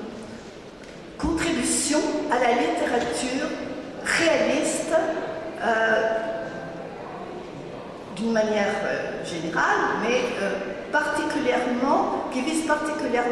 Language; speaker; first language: French; native; French